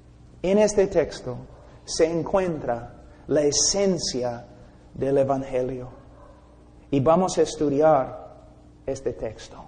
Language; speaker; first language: Spanish; non-native, fluent; English